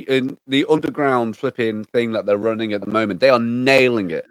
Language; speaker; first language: English; native; English